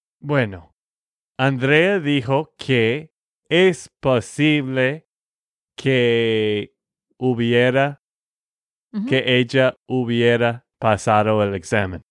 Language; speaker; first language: Spanish; non-native, fluent; English